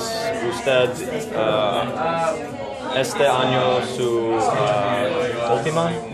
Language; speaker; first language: Spanish; non-native, learner; English